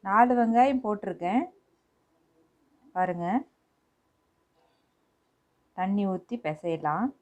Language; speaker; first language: Tamil; native; Tamil